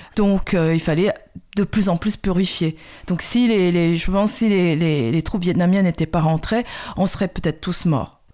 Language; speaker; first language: French; early bilingual, other home language; Khmer